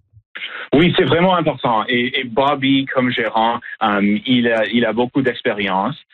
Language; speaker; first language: French; non-native, learner; English